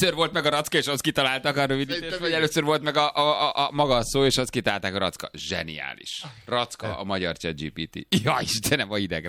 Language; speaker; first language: Hungarian; native; Hungarian